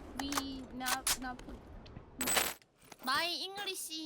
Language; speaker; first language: English; non-native, learner; Korean